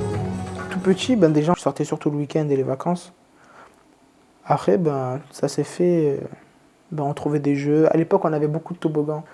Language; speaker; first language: French; native; French